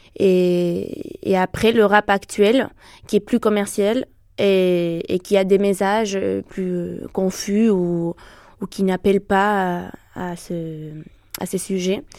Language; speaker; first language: French; non-native, fluent; Spanish